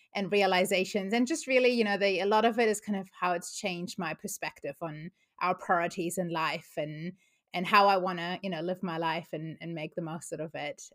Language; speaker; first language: English; non-native, fluent; German